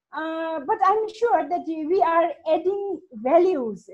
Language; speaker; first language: English; non-native, fluent; Hindi